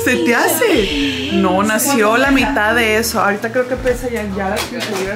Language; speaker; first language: Spanish; early bilingual, heritage; Spanish